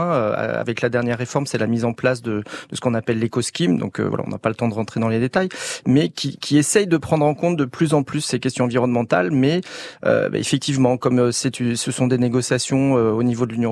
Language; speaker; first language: French; native; French